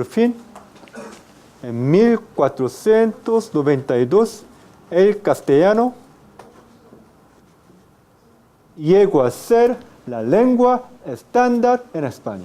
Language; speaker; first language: Spanish; non-native, fluent; Korean